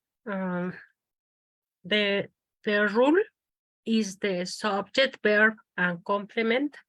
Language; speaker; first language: English; non-native, learner; Spanish